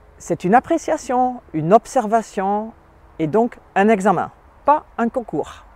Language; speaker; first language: French; non-native, fluent; German